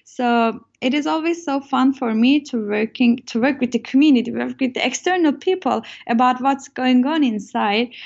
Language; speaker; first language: English; non-native, fluent; Turkish